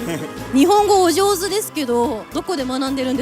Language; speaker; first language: Japanese; native; Japanese